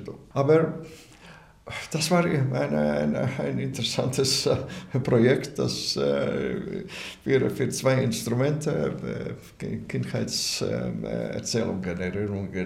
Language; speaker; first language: German; non-native, learner; Latvian